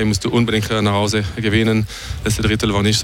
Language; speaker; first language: German; non-native, local second language; French